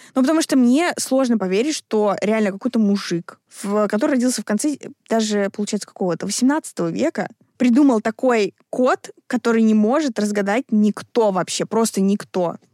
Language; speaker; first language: Russian; native; Russian